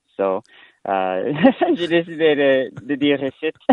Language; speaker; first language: French; non-native, learner; English